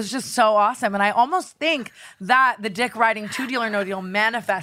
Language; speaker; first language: English; native; English